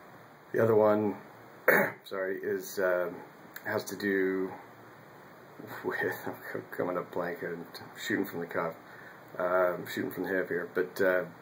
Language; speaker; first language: English; native; English